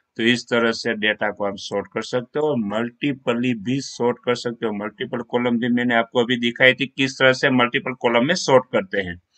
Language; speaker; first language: Hindi; non-native, local second language; Gujarati